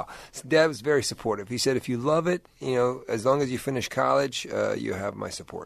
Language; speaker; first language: English; native; English